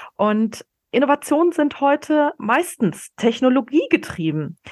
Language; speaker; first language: German; native; German